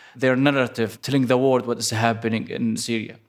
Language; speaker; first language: English; non-native, fluent; Arabic